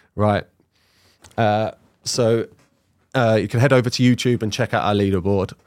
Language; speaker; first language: English; native; English